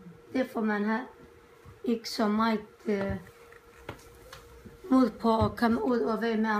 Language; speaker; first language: Danish; non-native, fluent; Kurdish